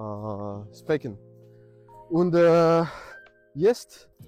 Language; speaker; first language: German; non-native, learner; French